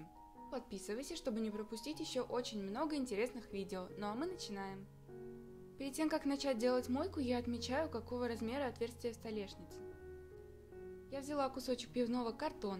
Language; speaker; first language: Russian; native; Russian